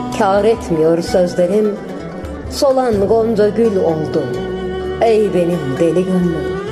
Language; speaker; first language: Turkish; native; Turkish